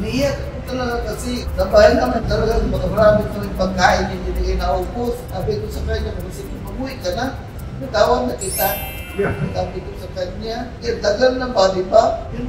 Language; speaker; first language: Filipino; non-native, local second language; Cebuano